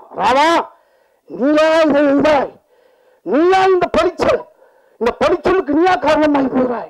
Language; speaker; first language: Tamil; native; Tamil